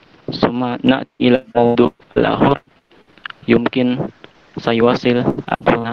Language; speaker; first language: Arabic; non-native, learner; Indonesian